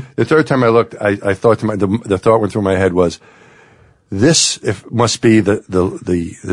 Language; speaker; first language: English; native; English